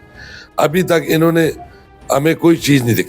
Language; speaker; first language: Urdu; non-native, local second language; Pashto